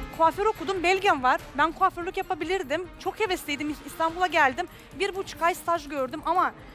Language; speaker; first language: Turkish; non-native, fluent; Russian